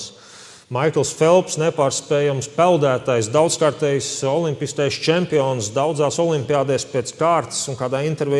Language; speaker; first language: Latvian; native; Latvian